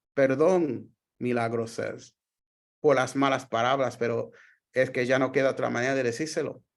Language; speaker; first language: Spanish; early bilingual, other home language; English